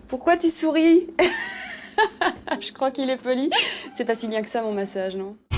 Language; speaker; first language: French; native; French